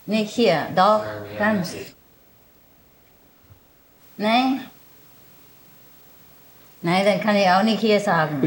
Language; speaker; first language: German; non-native, learner; Vietnamese